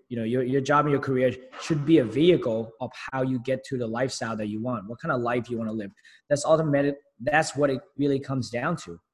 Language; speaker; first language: English; early bilingual, other home language; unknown